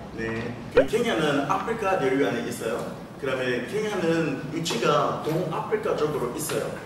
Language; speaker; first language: Korean; non-native, fluent; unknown